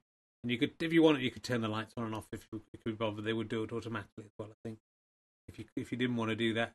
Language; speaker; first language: English; native; English